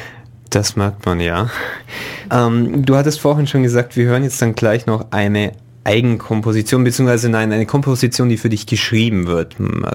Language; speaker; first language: German; native; German